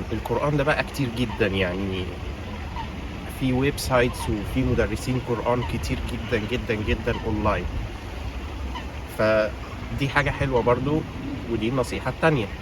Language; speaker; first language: Arabic; native; Arabic